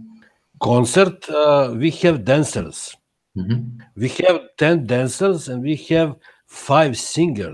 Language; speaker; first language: English; non-native, learner; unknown